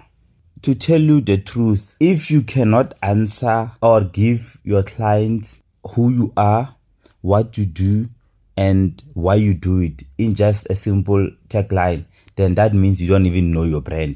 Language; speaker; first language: English; non-native, local second language; Tswana